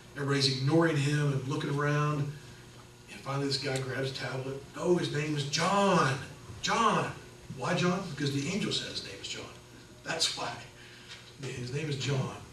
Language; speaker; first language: English; native; English